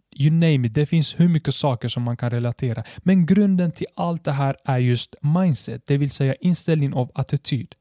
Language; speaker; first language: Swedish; early bilingual, other home language; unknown